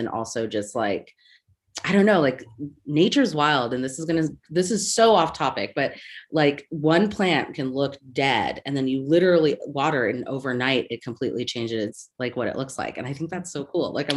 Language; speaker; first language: English; native; English